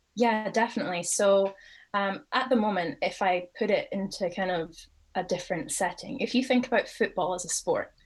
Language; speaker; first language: English; native; English